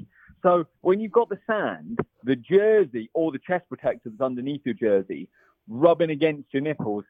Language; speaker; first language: English; native; English